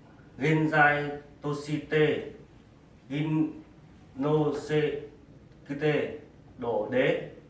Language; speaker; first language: Japanese; non-native, learner; Vietnamese